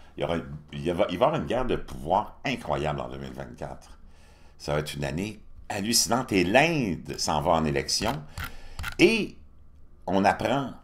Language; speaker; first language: French; native; French